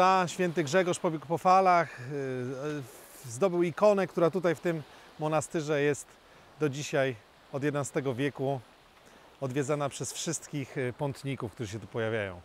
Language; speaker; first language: Polish; native; Polish